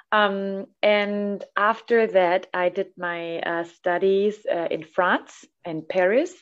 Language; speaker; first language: English; non-native, fluent; German